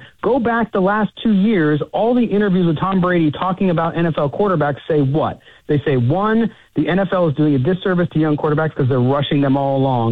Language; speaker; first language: English; native; English